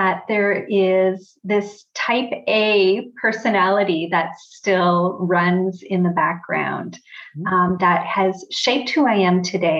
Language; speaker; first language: English; native; English